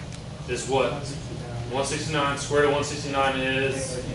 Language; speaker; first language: English; native; English